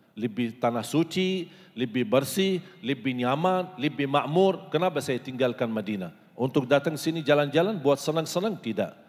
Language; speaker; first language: Malay; non-native, fluent; Arabic